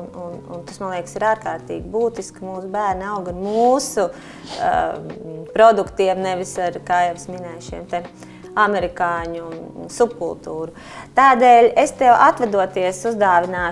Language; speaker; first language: Latvian; native; Latvian